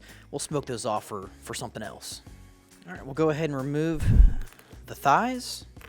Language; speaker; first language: English; native; English